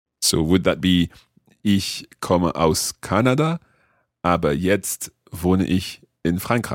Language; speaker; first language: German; non-native, learner; English